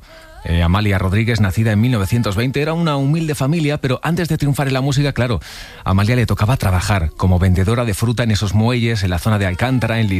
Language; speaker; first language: Spanish; native; Spanish